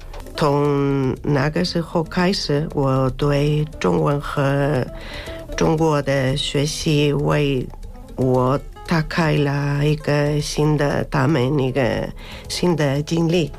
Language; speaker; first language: Chinese; non-native, fluent; Spanish